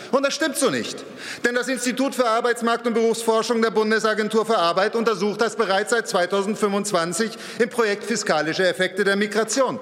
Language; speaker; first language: German; native; German